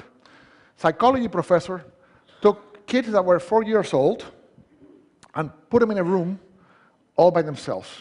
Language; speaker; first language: English; non-native, fluent; Spanish